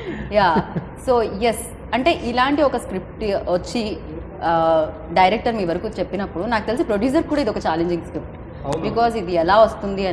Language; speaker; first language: Telugu; native; Telugu